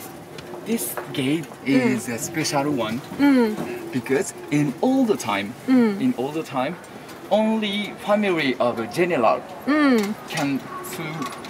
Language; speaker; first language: English; non-native, learner; Japanese